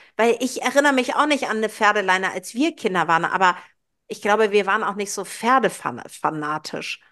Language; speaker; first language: German; native; German